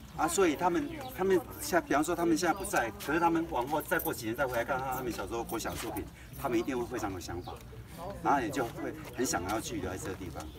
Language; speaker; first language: Chinese; native; Chinese